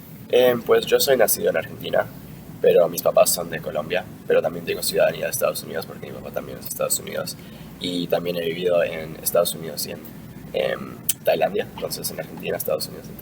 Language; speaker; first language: Spanish; early bilingual, heritage; Spanish